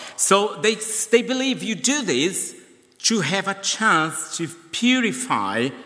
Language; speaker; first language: English; non-native, fluent; Portuguese